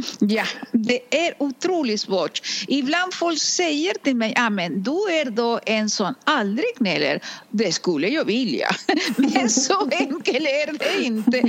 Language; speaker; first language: Swedish; non-native, fluent; Spanish